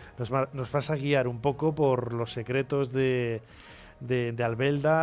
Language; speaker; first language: Spanish; native; Spanish